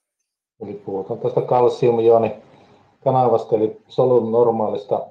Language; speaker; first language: Finnish; native; Finnish